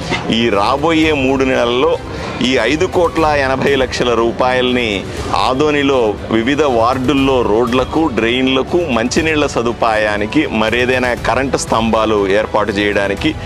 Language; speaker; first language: Telugu; native; Telugu